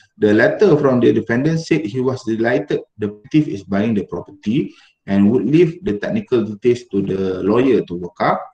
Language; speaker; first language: English; non-native, local second language; Malay